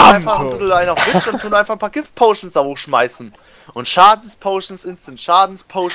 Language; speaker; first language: German; native; German